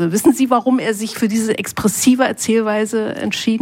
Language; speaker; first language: German; native; German